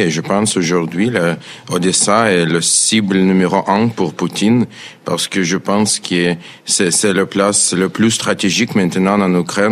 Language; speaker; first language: French; non-native, fluent; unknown